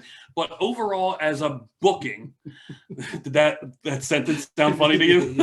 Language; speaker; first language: English; native; English